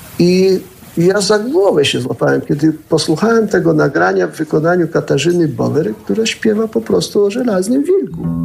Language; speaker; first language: Polish; early bilingual, heritage; Polish